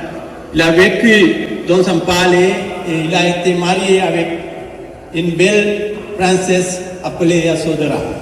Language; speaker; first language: French; non-native, fluent; Sinhala